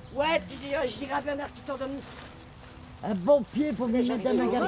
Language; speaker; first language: French; native; French